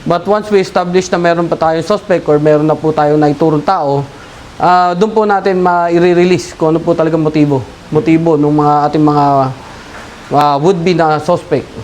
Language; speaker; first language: Filipino; native; Filipino